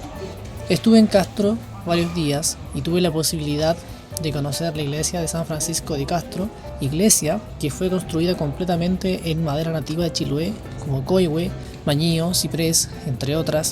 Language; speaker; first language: Spanish; native; Spanish